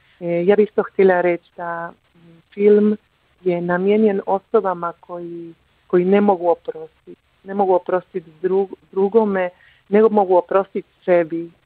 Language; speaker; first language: Croatian; early bilingual, heritage; Croatian